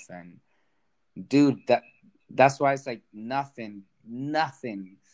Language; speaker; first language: English; early bilingual, other home language; Spanish